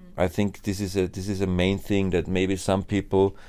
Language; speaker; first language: English; non-native, fluent; German